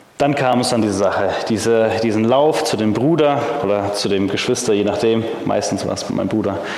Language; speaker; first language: German; early bilingual, heritage; German